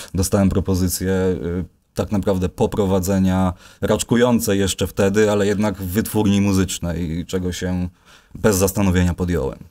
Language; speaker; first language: Polish; native; Polish